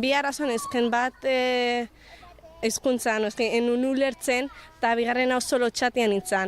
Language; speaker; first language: Basque; early bilingual, other home language; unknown